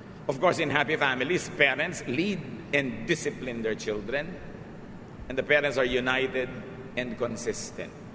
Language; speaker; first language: English; non-native, local second language; Filipino